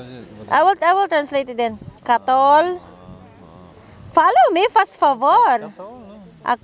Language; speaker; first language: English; non-native, local second language; Cebuano